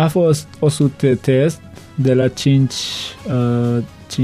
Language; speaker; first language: Romanian; non-native, learner; Turkmen